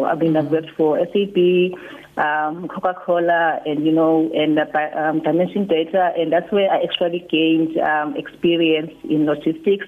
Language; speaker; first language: English; non-native, local second language; Xhosa